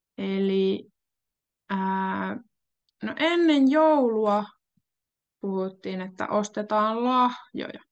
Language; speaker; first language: Finnish; native; Finnish